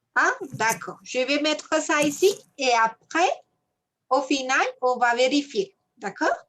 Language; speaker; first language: French; non-native, fluent; Spanish